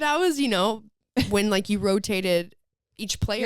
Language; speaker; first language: English; native; English